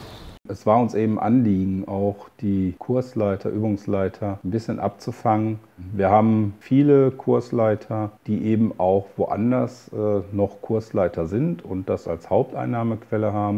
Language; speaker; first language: German; native; German